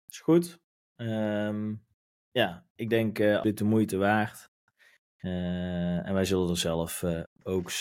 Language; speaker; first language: Dutch; native; Dutch